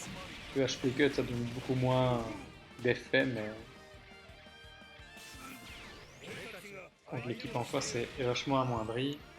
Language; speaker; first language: French; native; French